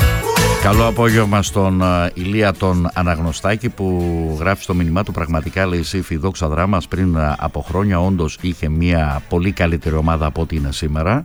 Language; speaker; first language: Greek; native; Greek